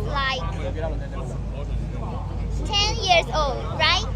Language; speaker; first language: English; non-native, learner; Chinese